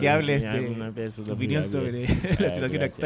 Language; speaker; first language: Spanish; native; Spanish